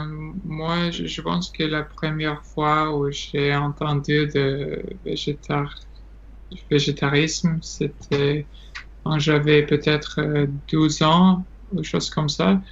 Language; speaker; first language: French; non-native, learner; Latvian